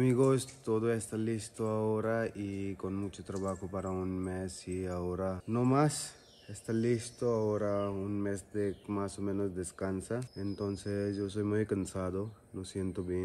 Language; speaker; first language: Spanish; non-native, learner; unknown